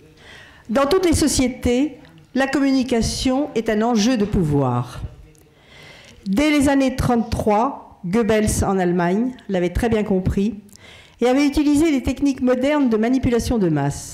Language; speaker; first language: French; native; French